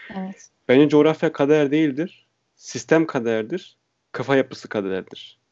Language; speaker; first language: Turkish; native; Turkish